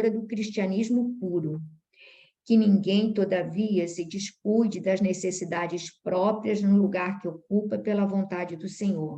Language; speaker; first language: Portuguese; native; Portuguese